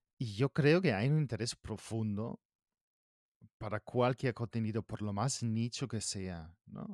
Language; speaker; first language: Spanish; non-native, fluent; German